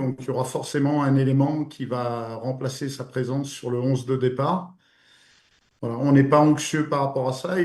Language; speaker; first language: French; native; French